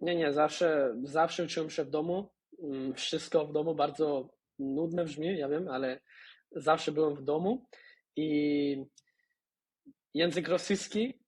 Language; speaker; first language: Polish; non-native, fluent; Spanish